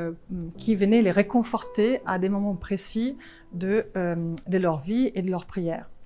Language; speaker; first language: French; non-native, fluent; Italian